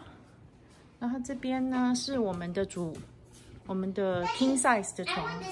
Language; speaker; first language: Chinese; native; Chinese